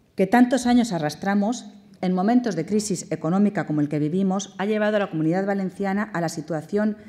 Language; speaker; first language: Spanish; native; Spanish